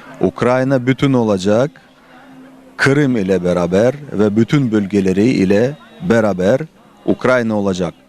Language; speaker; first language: Turkish; non-native, fluent; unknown